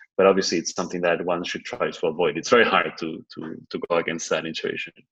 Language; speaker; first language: English; non-native, fluent; Spanish